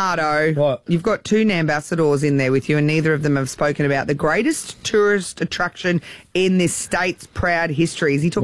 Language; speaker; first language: English; native; English